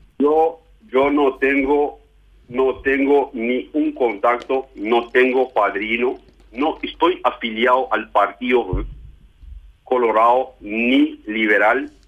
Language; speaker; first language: Spanish; non-native, fluent; German